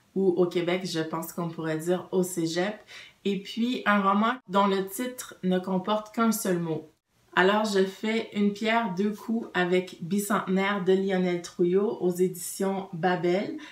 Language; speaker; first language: French; native; French